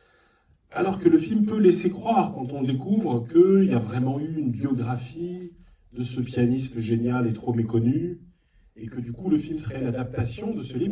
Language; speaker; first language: French; native; French